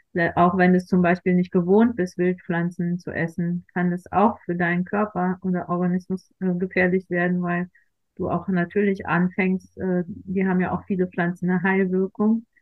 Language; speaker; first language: German; native; German